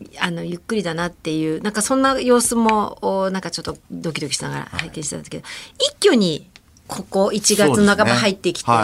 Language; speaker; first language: Japanese; native; Japanese